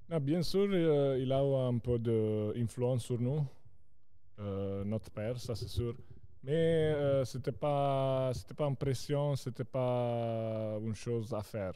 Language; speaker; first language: French; non-native, local second language; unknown